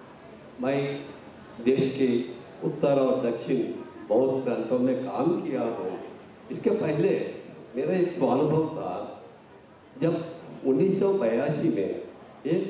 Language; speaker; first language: Hindi; non-native, local second language; Telugu